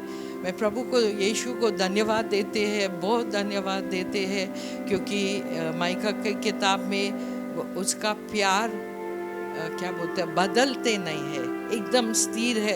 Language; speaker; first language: Hindi; non-native, local second language; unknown